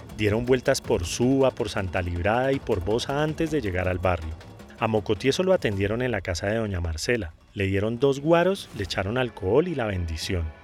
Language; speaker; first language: Spanish; native; Spanish